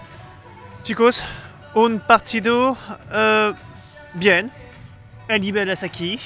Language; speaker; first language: Spanish; non-native, learner; French